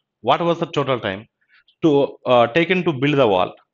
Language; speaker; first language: English; non-native, local second language; Telugu